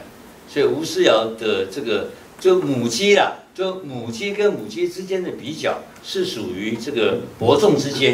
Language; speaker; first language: Chinese; native; Chinese